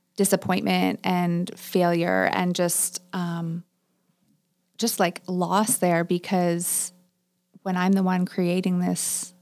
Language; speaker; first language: English; native; English